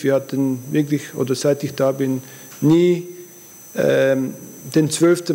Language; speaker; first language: German; early bilingual, other home language; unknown